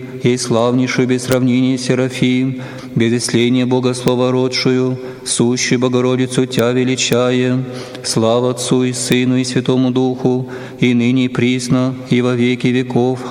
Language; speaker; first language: Russian; native; Russian